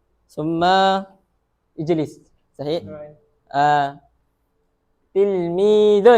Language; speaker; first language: Arabic; non-native, learner; Malay